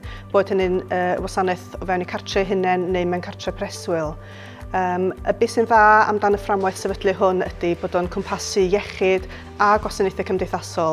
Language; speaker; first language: Welsh; native; Welsh